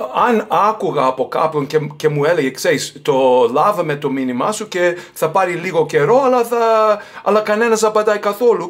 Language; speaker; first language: Greek; early bilingual, heritage; Greek